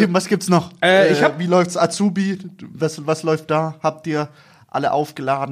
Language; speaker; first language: German; native; German